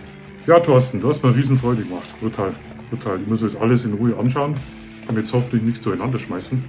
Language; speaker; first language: German; native; German